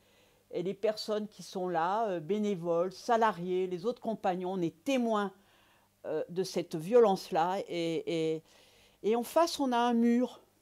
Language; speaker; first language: French; native; French